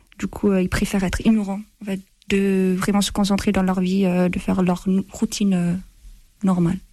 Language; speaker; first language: French; non-native, fluent; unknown